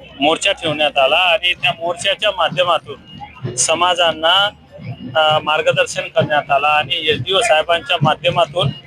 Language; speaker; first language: Marathi; non-native, local second language; Lambadi